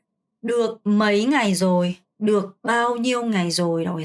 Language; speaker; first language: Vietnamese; non-native, fluent; Korean